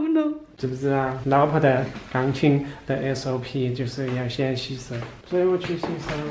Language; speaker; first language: Chinese; non-native, fluent; Danish